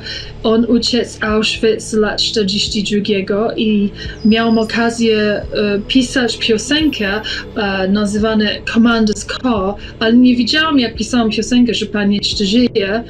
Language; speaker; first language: Polish; early bilingual, heritage; English